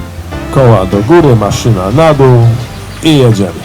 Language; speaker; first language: Polish; native; Polish